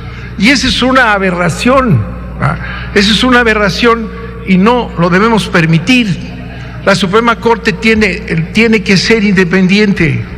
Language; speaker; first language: Spanish; native; Spanish